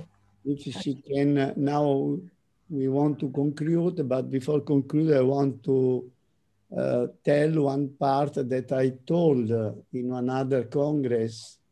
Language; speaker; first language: English; non-native, learner; Italian